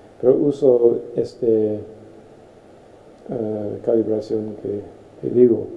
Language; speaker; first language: Spanish; non-native, fluent; English